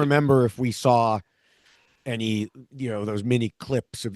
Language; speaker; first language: English; native; English